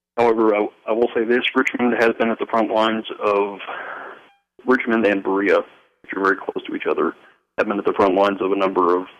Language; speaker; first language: English; native; English